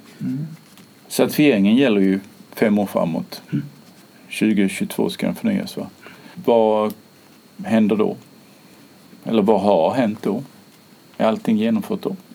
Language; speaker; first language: Swedish; native; Swedish